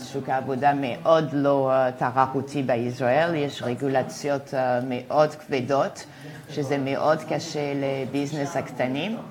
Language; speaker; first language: Hebrew; non-native, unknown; French